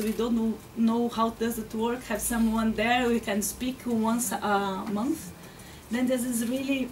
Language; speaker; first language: English; non-native, learner; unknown